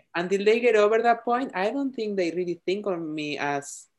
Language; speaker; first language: English; non-native, fluent; Spanish